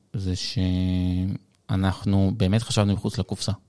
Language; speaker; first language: Hebrew; early bilingual, other home language; Russian